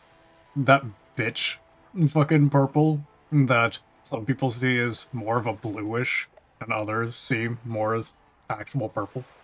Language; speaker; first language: English; native; English